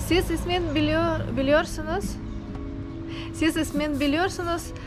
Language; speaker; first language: Turkish; non-native, learner; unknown